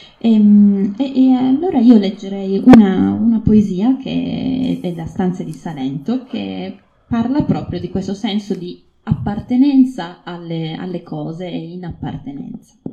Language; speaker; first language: Italian; native; Italian